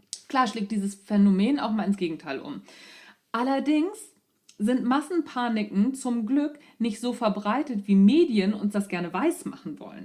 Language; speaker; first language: German; native; German